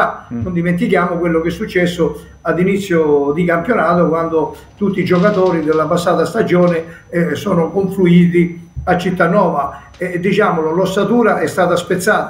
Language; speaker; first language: Italian; native; Italian